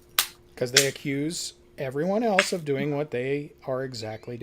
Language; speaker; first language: English; native; English